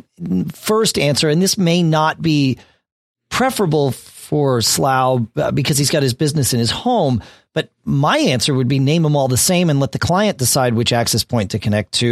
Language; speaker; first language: English; native; English